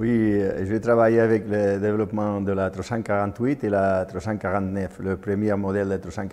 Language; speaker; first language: French; non-native, fluent; Spanish